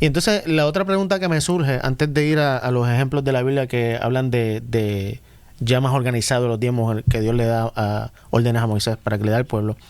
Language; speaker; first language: Spanish; native; Spanish